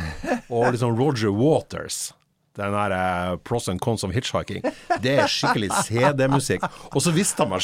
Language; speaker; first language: Norwegian; native; Norwegian